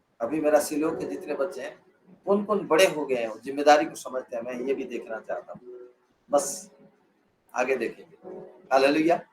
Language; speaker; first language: Hindi; non-native, local second language; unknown